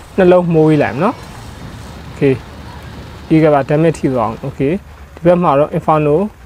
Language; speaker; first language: Burmese; native; Burmese